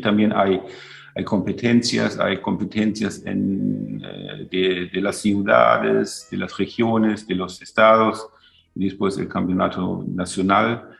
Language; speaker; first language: Spanish; non-native, fluent; German